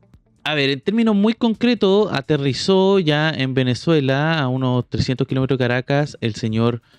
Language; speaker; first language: Spanish; native; Spanish